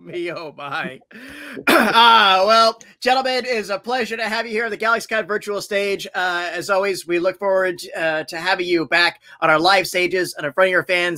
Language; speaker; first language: English; native; English